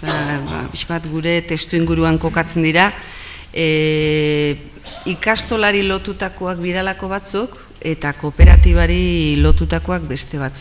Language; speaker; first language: Basque; native; Basque